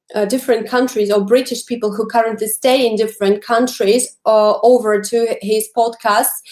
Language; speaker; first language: English; non-native, fluent; Russian